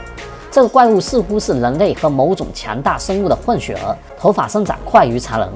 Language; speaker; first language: Chinese; native; Chinese